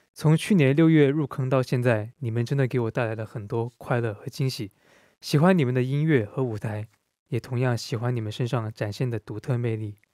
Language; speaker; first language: Chinese; non-native, local second language; Cantonese